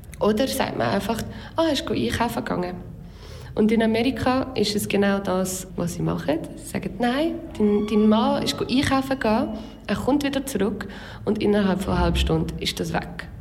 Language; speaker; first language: German; non-native, local second language; French